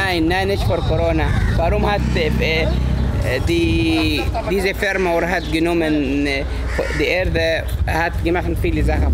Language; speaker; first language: German; non-native, learner; Arabic